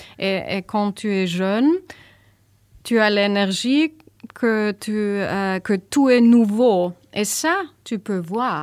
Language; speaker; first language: French; non-native, learner; German